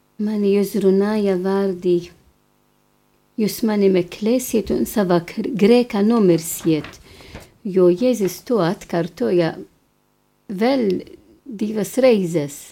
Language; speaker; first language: Latvian; non-native, fluent; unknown